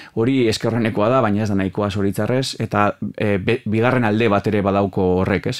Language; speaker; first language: Basque; native; Basque